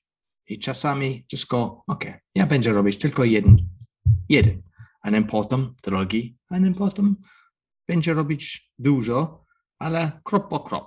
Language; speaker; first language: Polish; non-native, learner; English